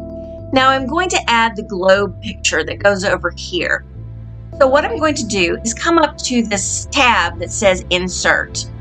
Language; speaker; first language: English; native; English